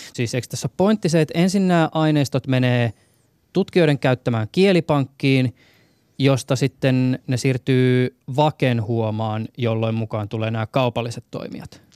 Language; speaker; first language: Finnish; native; Finnish